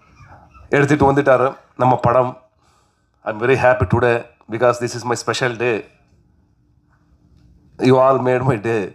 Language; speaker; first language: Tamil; non-native, learner; Kannada